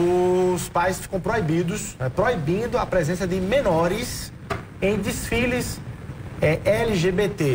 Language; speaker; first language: Portuguese; native; Portuguese